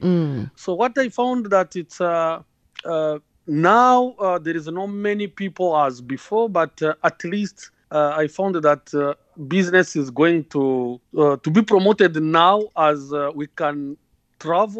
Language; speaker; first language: English; non-native, local second language; Kinyarwanda